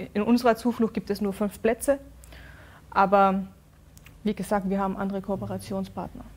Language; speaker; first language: German; early bilingual, other home language; Urdu